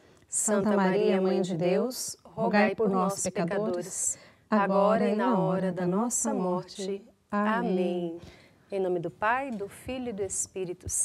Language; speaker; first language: Portuguese; native; Portuguese